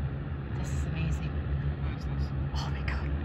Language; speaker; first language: English; non-native, learner; Thai